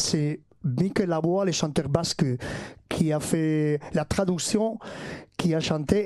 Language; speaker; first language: French; non-native, fluent; Basque